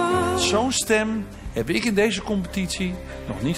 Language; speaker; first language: Dutch; native; Dutch